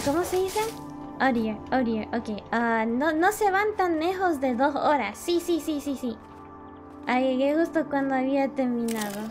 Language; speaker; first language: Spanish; non-native, learner; English